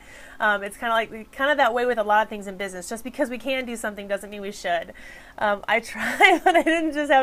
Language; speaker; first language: English; native; English